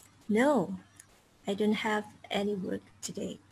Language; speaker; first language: English; non-native, fluent; Indonesian